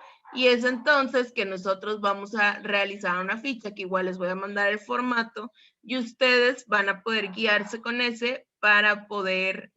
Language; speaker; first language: Spanish; native; Spanish